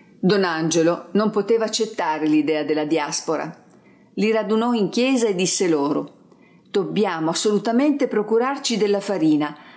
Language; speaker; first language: Italian; native; Italian